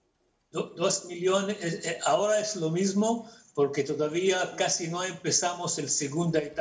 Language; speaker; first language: Spanish; non-native, fluent; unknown